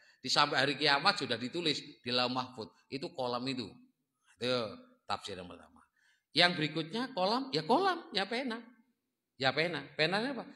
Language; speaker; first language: Indonesian; non-native, local second language; Javanese